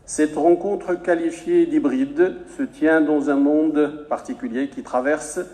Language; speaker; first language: French; non-native, local second language; Arabic